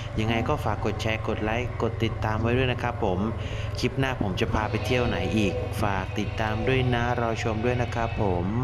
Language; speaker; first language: Thai; native; Thai